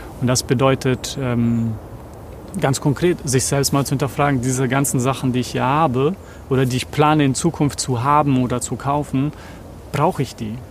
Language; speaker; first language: German; early bilingual, other home language; Serbian